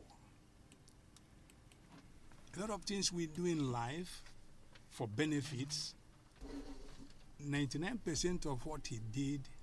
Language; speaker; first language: English; non-native, local second language; Igbo